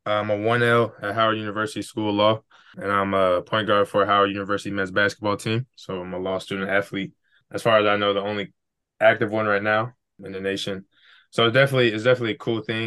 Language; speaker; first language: English; native; English